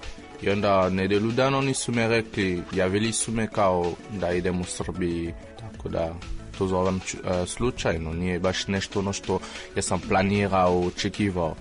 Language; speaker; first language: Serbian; non-native, fluent; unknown